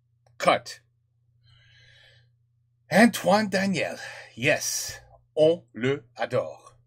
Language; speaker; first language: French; non-native, learner; English